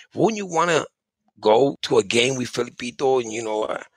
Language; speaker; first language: English; early bilingual, other home language; Spanish